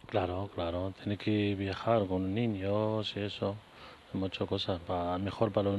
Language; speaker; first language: Spanish; non-native, learner; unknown